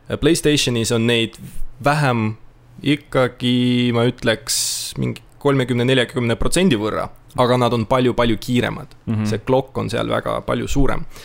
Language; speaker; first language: Estonian; non-native, local second language; Russian